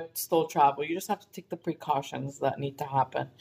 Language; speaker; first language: English; non-native, fluent; Arabic